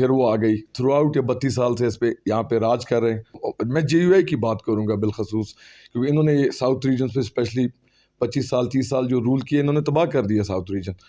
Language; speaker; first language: Urdu; non-native, local second language; Pashto